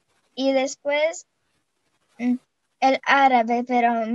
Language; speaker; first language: Spanish; non-native, fluent; Russian